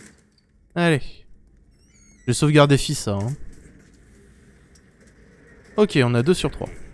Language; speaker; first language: French; native; French